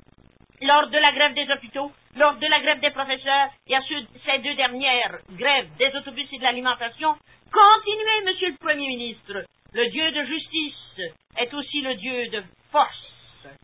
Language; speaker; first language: French; native; French